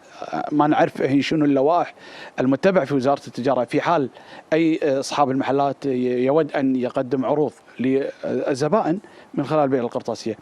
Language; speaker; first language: Arabic; native; Arabic